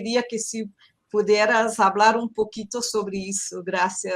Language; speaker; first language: Spanish; non-native, learner; Portuguese